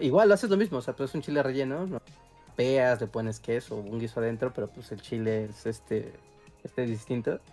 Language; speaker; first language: Spanish; native; Spanish